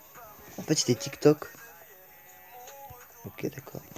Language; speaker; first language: French; native; French